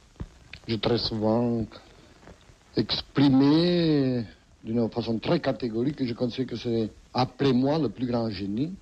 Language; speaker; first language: French; non-native, fluent; Catalan